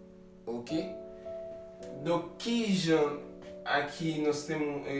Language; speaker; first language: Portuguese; non-native, fluent; Haitian Creole